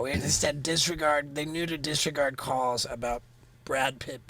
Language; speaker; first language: English; native; English